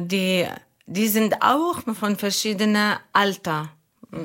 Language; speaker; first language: German; non-native, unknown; Arabic